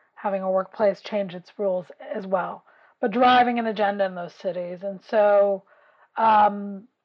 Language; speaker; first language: English; native; English